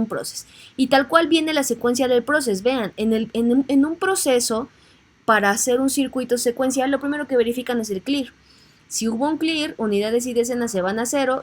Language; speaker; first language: Spanish; native; Spanish